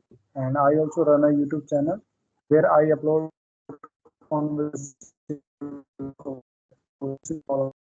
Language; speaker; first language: English; non-native, local second language; Hindi